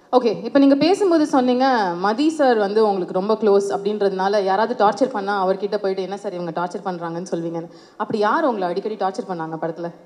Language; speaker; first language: Tamil; native; Tamil